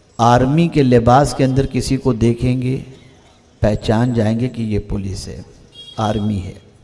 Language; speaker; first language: Urdu; native; Urdu